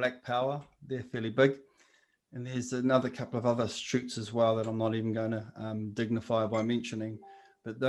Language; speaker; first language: English; native; English